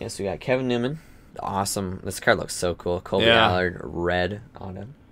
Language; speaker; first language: English; native; English